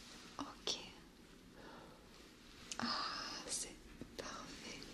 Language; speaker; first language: French; non-native, fluent; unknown